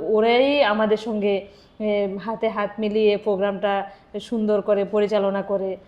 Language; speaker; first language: Bangla; native; Bangla